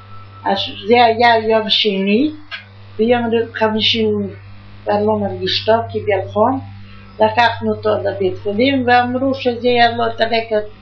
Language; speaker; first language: Hebrew; non-native, fluent; Yiddish